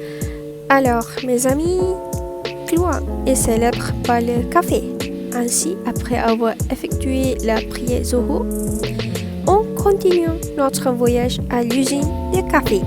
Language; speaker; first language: French; non-native, learner; Malay